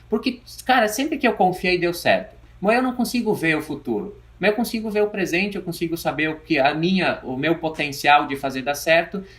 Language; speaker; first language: Portuguese; native; Portuguese